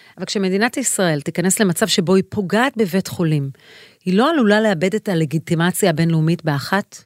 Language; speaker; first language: Hebrew; native; Hebrew